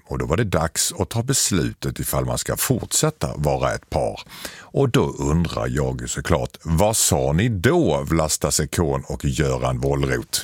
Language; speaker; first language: Swedish; native; Swedish